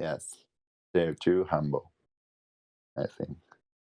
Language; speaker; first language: English; non-native, learner; Japanese